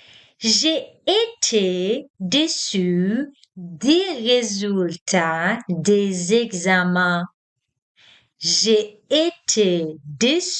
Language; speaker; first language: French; non-native, fluent; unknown